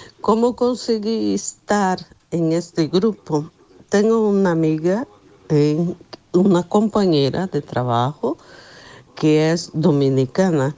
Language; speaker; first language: Spanish; non-native, learner; Portuguese